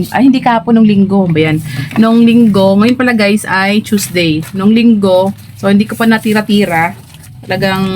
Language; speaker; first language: Filipino; non-native, local second language; Cebuano